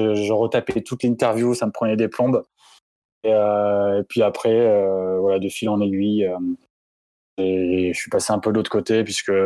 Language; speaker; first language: French; native; French